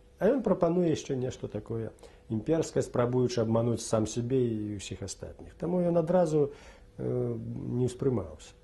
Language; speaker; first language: Belarusian; native; Belarusian